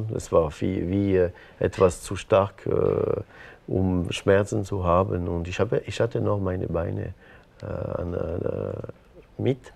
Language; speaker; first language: German; non-native, local second language; French